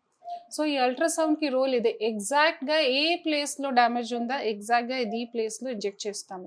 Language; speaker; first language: Telugu; non-native, fluent; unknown